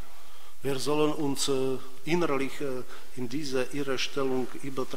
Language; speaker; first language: German; non-native, fluent; Polish